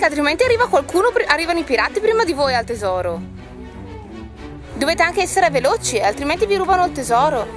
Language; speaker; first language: Italian; native; Italian